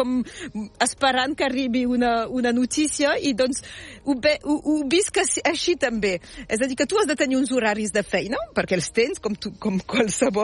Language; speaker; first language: Catalan; native; Catalan